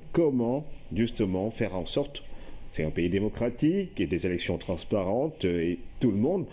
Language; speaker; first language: French; non-native, local second language; Wolof